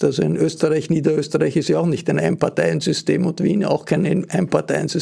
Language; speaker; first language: German; native; German